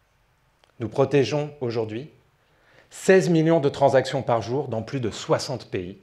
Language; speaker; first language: French; native; French